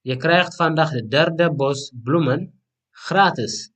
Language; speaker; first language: Dutch; non-native, learner; Tigrinya